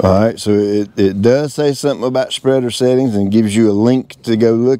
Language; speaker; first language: English; native; English